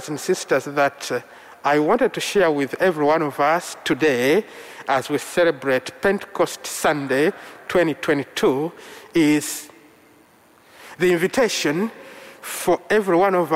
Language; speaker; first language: English; non-native, local second language; Ganda